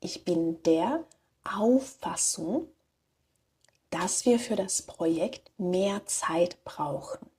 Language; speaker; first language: German; non-native, fluent; Slovak